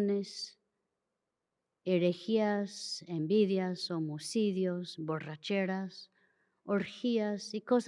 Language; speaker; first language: Spanish; native; Spanish